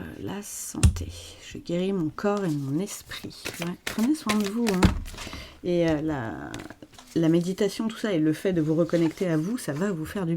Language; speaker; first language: French; native; French